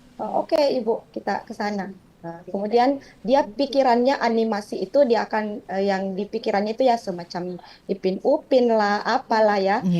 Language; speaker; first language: Indonesian; non-native, local second language; Buginese